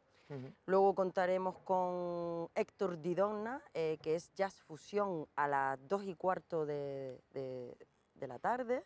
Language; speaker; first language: Spanish; native; Spanish